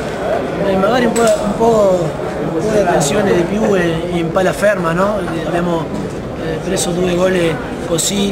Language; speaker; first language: Italian; non-native, fluent; Spanish